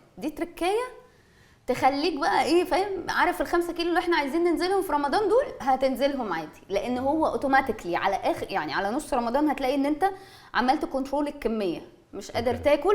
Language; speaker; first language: Arabic; native; Arabic